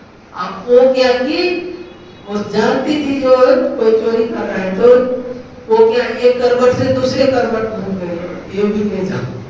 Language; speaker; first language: Hindi; native; Hindi